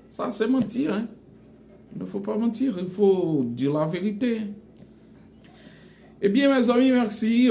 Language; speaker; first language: French; non-native, local second language; Haitian Creole